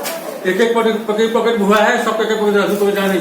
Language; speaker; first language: Hindi; non-native, local second language; Bangla